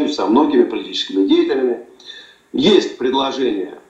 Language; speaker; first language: Russian; native; Russian